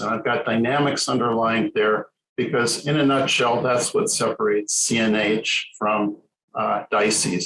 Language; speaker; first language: English; native; English